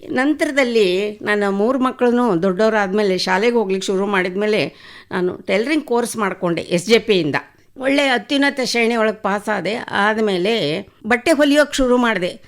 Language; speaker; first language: Kannada; native; Kannada